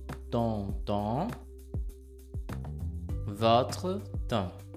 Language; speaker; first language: French; non-native, fluent; Portuguese